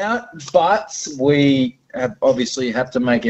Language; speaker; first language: English; native; English